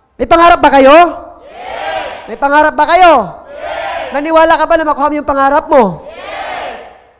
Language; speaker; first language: Filipino; non-native, local second language; Cebuano